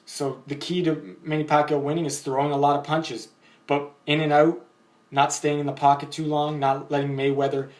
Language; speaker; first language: English; native; English